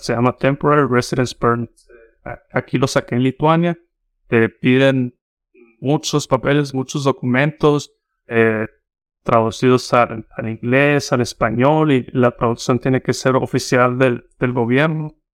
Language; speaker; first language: Spanish; native; Spanish